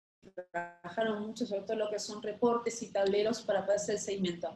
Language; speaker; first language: Spanish; native; Spanish